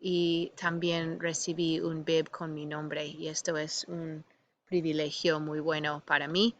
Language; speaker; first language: Spanish; non-native, fluent; English